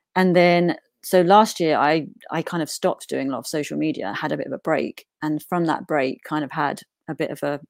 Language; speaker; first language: English; native; English